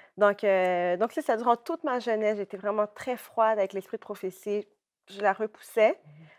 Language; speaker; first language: French; native; French